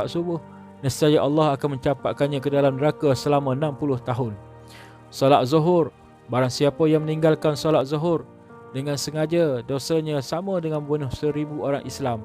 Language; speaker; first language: Malay; native; Malay